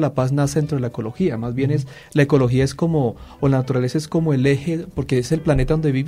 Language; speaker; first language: Spanish; native; Spanish